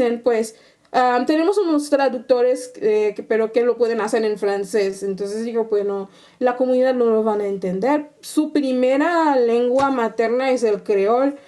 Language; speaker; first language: Spanish; non-native, fluent; Haitian Creole